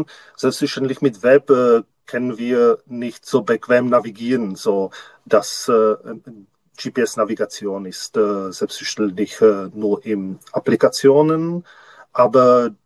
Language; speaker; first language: German; non-native, learner; Czech